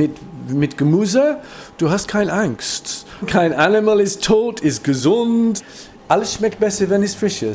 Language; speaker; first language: German; non-native, learner; English